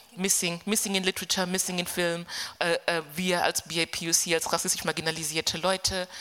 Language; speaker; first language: German; non-native, fluent; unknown